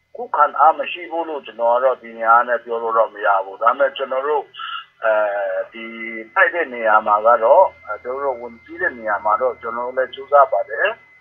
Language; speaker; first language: Burmese; non-native, local second language; Kachin